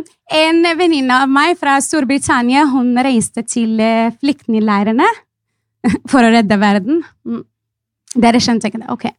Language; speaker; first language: Norwegian; non-native, fluent; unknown